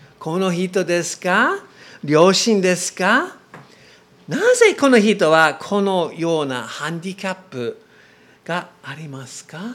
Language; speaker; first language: Japanese; non-native, learner; English